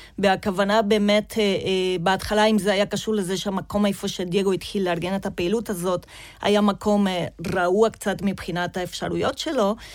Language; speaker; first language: Hebrew; non-native, fluent; Spanish